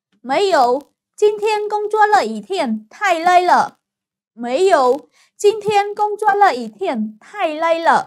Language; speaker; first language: Chinese; non-native, fluent; Khmer